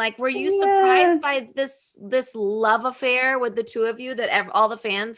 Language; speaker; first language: English; native; English